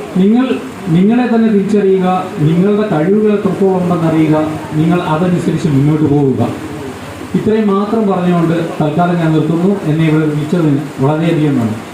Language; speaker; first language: Malayalam; native; Malayalam